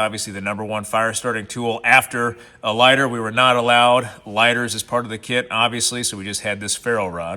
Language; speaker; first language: English; native; English